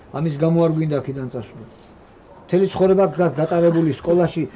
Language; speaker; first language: Georgian; non-native, local second language; Svan